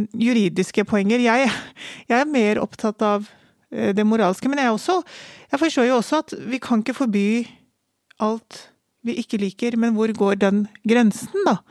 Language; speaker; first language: Norwegian; native; Norwegian